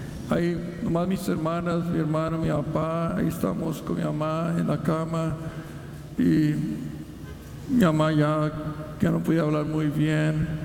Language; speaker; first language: Spanish; early bilingual, heritage; Spanish